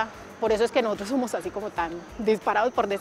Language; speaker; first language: Spanish; native; Spanish